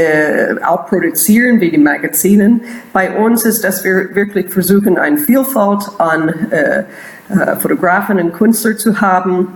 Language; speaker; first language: German; non-native, fluent; English